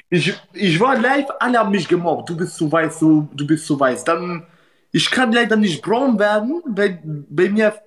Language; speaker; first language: German; non-native, learner; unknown